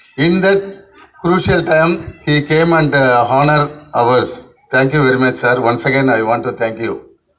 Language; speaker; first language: English; non-native, local second language; Tamil